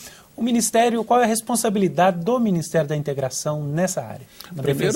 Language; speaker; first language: Portuguese; native; Portuguese